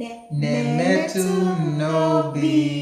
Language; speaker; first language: Igbo; non-native, learner; English